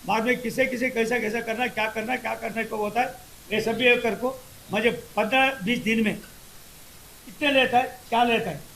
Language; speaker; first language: Hindi; non-native, local second language; Kannada